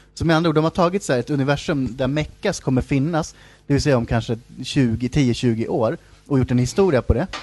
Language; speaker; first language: Swedish; native; Swedish